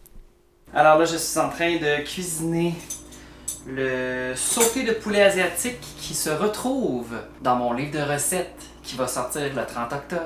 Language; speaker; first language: French; native; French